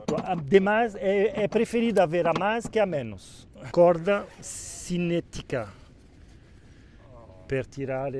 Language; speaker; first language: Italian; non-native, local second language; Spanish